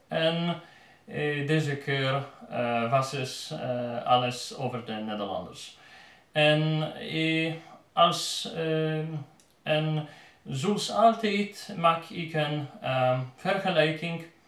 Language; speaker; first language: Dutch; non-native, learner; Polish